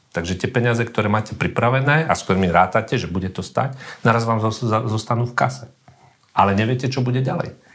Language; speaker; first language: Slovak; native; Slovak